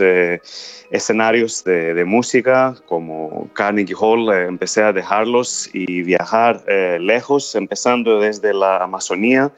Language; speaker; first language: Spanish; non-native, fluent; Greek